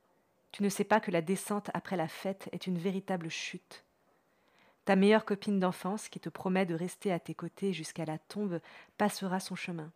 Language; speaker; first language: French; native; French